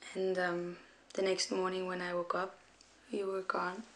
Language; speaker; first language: English; non-native, fluent; Danish